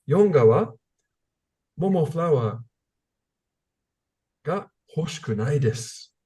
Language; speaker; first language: Japanese; non-native, learner; English